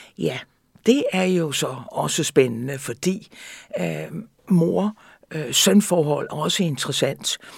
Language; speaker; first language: Danish; native; Danish